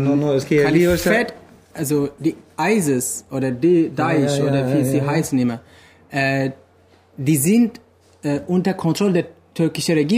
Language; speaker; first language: German; non-native, fluent; Kurdish